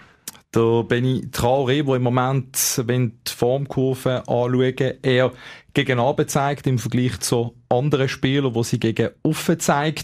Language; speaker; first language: German; native; German